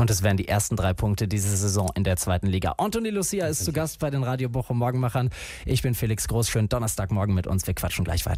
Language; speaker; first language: German; native; German